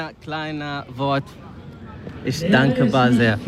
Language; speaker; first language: German; non-native, learner; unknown